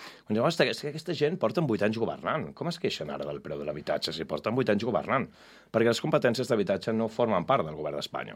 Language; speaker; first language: Catalan; native; Catalan